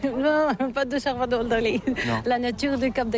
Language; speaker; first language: French; non-native, learner; Bulgarian